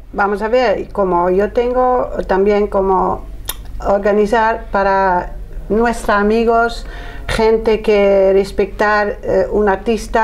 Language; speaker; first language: Spanish; non-native, learner; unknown